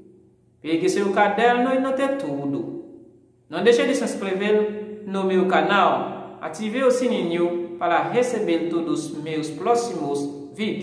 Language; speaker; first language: Portuguese; non-native, fluent; Haitian Creole